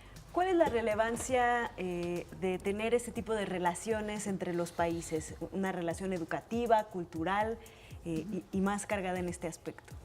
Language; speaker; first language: Spanish; native; Spanish